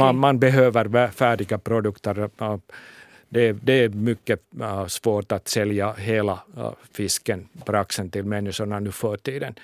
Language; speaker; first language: Swedish; non-native, local second language; Finnish